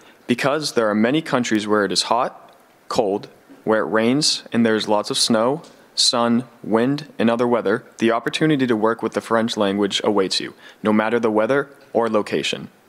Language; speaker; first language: English; native; English